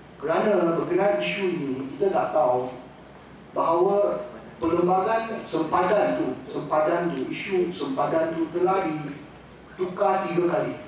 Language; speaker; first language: Malay; non-native, local second language; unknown